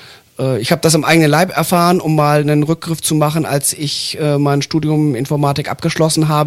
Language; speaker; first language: German; native; German